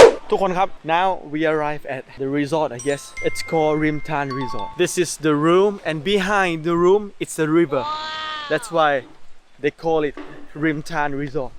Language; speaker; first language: English; non-native, learner; Thai